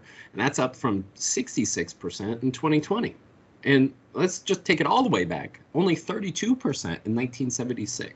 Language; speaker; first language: English; native; English